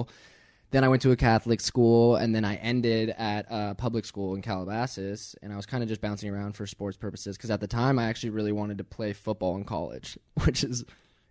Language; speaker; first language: English; native; English